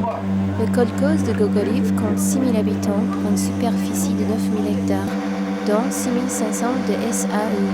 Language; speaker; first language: French; native; French